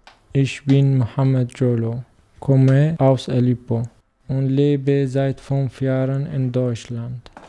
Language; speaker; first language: German; non-native, learner; Arabic